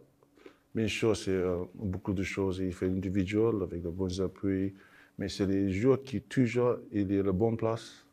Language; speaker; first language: French; non-native, learner; English